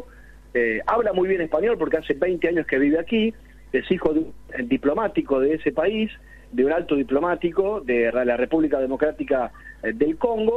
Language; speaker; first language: Spanish; native; Spanish